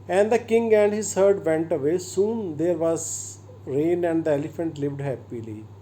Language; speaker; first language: English; non-native, local second language; Punjabi